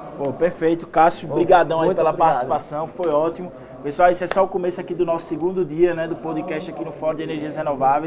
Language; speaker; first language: Portuguese; native; Portuguese